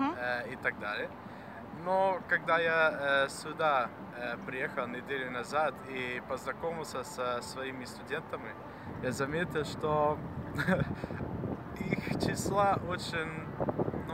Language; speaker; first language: Russian; non-native, fluent; Dutch